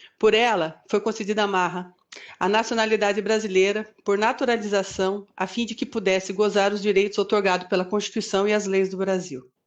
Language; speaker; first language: Portuguese; native; Portuguese